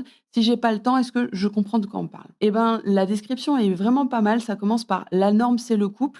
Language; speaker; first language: French; native; French